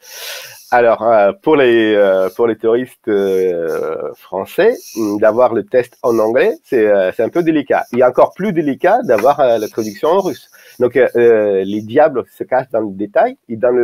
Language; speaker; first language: French; non-native, fluent; Russian